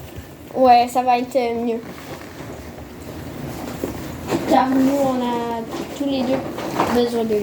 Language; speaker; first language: French; native; French